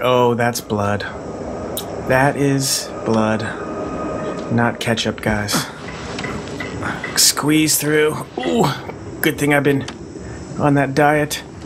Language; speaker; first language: English; native; English